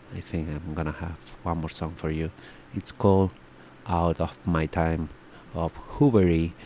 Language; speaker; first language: English; non-native, fluent; Spanish